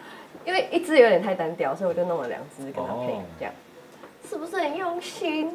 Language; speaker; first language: Chinese; native; Chinese